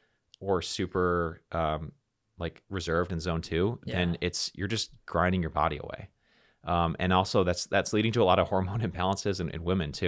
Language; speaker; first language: English; native; English